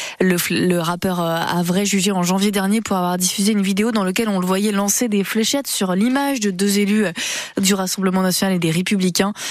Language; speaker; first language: French; native; French